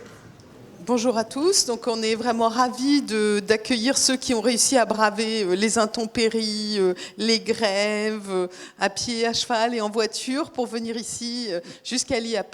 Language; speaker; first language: French; native; French